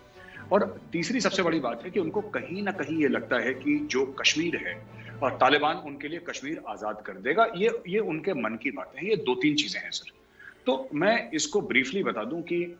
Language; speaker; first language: Hindi; native; Hindi